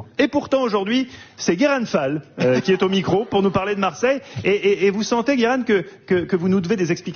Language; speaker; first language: French; native; French